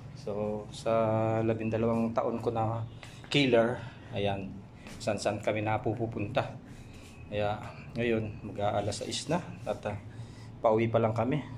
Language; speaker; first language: Filipino; non-native, local second language; Pampanga